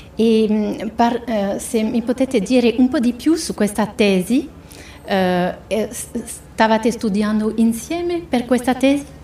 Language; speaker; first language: Italian; non-native, fluent; French